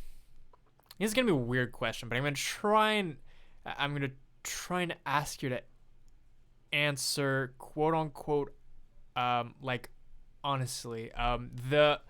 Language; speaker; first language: English; non-native, fluent; French